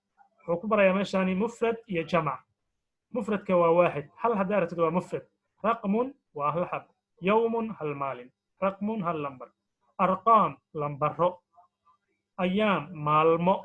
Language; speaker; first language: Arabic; non-native, fluent; Somali